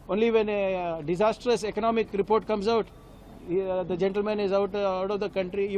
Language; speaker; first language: English; non-native, local second language; Hindi